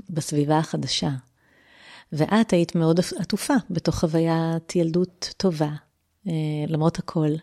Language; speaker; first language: Hebrew; native; Hebrew